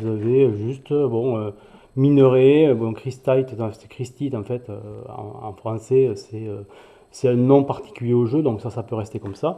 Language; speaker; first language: French; native; French